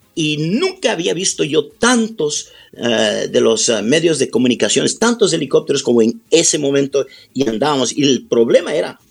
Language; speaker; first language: Spanish; early bilingual, heritage; Spanish